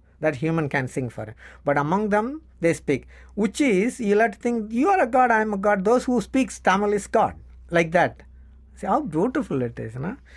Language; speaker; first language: English; non-native, local second language; Tamil